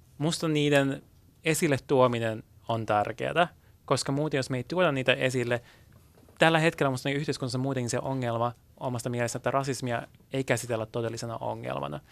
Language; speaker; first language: Finnish; early bilingual, other home language; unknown